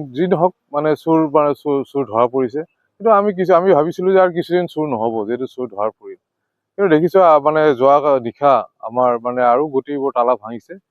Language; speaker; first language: Assamese; native; Assamese